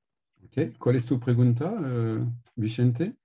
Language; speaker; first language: Spanish; non-native, learner; French